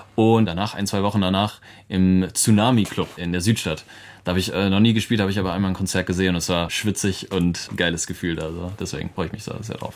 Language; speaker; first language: German; native; German